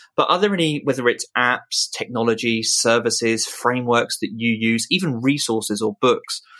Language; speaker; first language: English; native; English